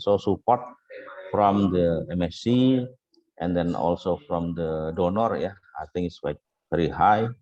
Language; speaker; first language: English; non-native, fluent; Indonesian